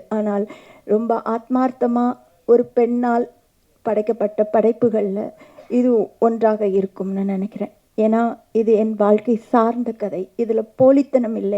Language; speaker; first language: Tamil; native; Tamil